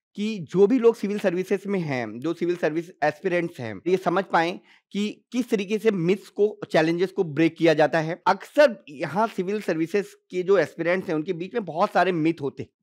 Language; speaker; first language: Hindi; native; Hindi